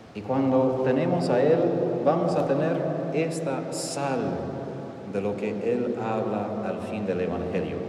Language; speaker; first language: Spanish; non-native, fluent; English